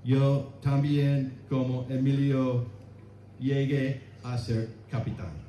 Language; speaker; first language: Spanish; non-native, learner; English